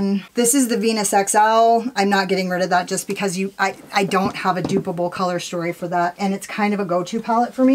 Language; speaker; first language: English; native; English